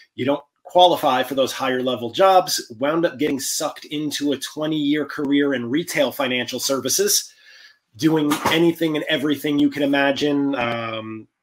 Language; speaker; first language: English; native; English